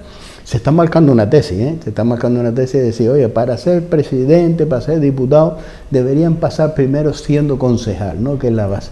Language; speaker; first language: Spanish; native; Spanish